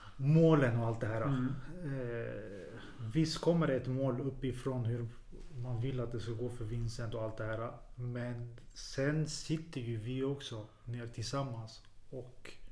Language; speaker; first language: Swedish; early bilingual, other home language; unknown